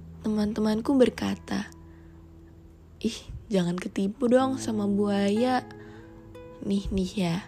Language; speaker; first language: Indonesian; native; Indonesian